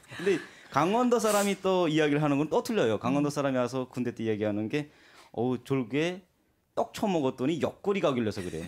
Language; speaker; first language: Korean; native; Korean